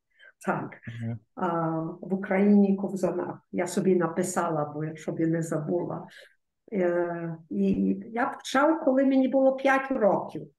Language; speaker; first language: Ukrainian; early bilingual, heritage; Ukrainian